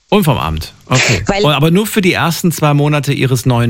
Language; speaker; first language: German; native; German